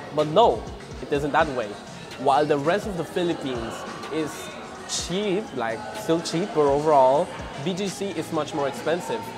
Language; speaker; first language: English; non-native, fluent; Spanish